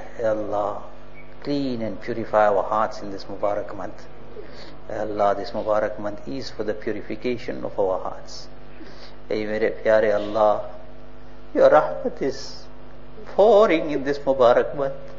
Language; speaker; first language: English; native; English